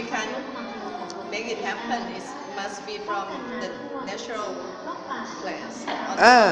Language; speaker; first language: English; non-native, learner; Thai